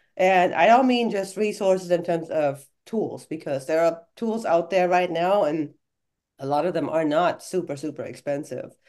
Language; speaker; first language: English; non-native, fluent; German